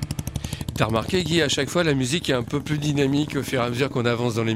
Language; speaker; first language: French; native; French